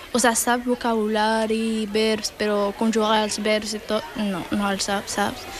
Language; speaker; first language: Catalan; non-native, fluent; Arabic